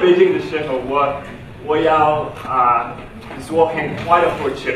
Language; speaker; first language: Chinese; non-native, learner; English